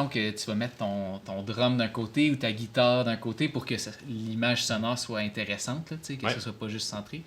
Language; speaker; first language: French; native; French